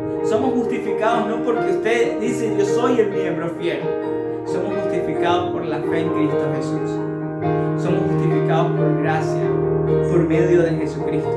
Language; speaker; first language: Spanish; native; Spanish